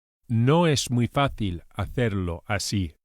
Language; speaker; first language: Spanish; non-native, fluent; English